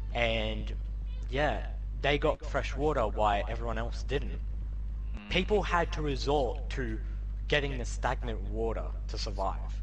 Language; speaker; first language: English; native; English